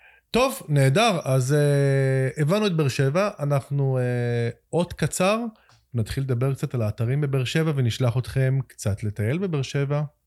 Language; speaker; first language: Hebrew; native; Hebrew